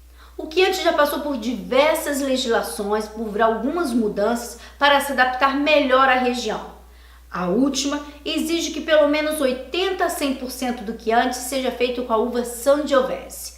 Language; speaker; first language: Portuguese; native; Portuguese